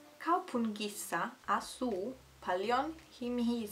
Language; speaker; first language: Finnish; non-native, learner; Italian